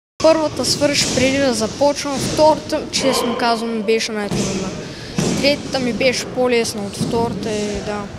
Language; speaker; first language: Bulgarian; native; Bulgarian